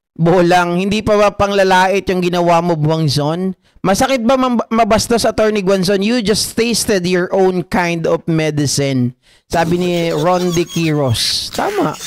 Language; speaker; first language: Filipino; native; Filipino